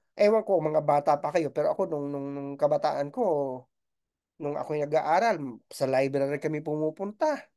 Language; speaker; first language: Filipino; non-native, local second language; Bikol